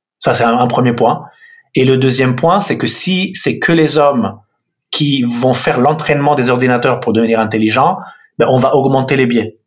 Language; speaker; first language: French; non-native, fluent; Italian